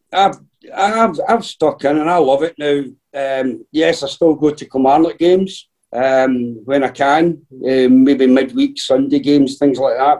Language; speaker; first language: English; native; English